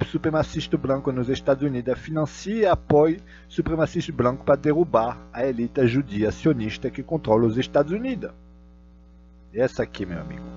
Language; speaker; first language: Portuguese; non-native, fluent; Russian